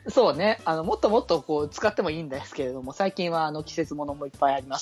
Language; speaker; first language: Japanese; native; Japanese